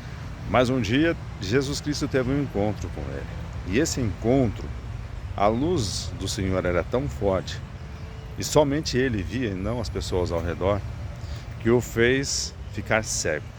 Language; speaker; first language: Portuguese; native; Portuguese